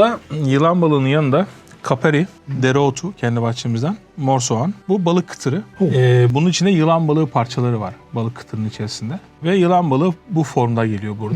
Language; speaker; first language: Turkish; native; Turkish